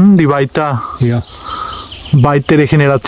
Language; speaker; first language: German; non-native, learner; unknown